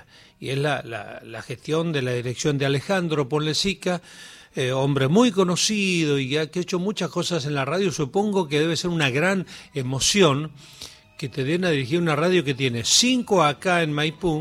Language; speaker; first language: Spanish; native; Spanish